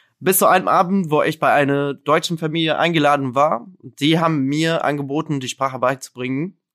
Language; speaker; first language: German; non-native, fluent; Arabic